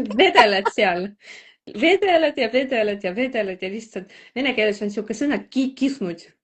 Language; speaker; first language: Estonian; non-native, local second language; Russian